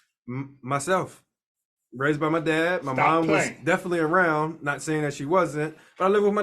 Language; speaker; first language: English; native; English